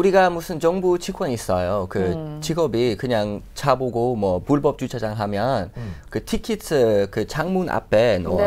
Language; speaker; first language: Korean; non-native, fluent; English